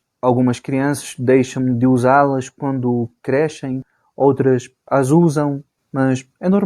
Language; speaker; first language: Portuguese; non-native, fluent; Spanish